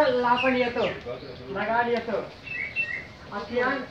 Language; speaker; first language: Russian; non-native, learner; Sinhala